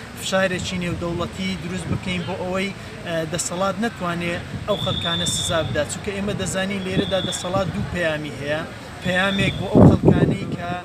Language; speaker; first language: Central Kurdish; native; Central Kurdish